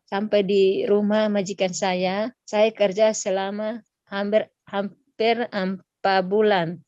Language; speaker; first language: Indonesian; non-native, local second language; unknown